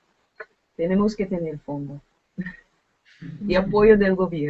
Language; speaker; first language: Spanish; non-native, learner; Dutch